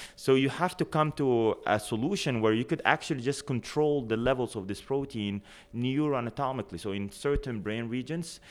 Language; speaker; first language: English; non-native, fluent; Arabic